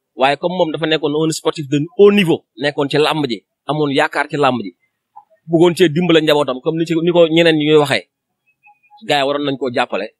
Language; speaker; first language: Wolof; native; Wolof